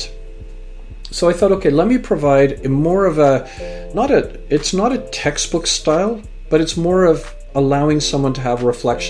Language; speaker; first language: English; native; English